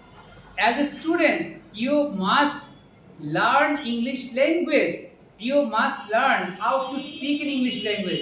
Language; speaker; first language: English; non-native, learner; Bangla